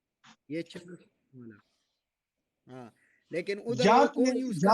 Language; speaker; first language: Hindi; non-native, local second language; Pashto